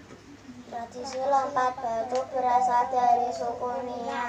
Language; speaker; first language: Indonesian; native; Indonesian